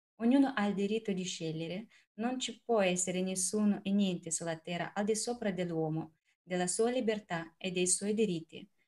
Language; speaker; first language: Italian; non-native, fluent; Russian